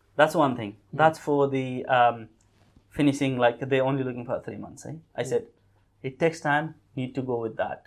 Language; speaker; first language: English; non-native, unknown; Nepali